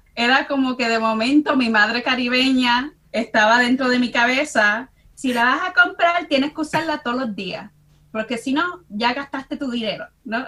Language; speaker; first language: Spanish; early bilingual, heritage; Spanish